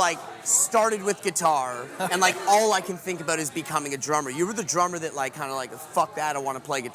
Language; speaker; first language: English; native; English